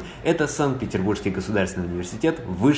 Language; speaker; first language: Russian; native; Russian